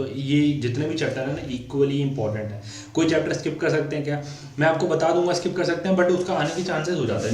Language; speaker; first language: Hindi; native; Hindi